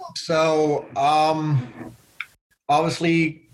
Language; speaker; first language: English; non-native, fluent; German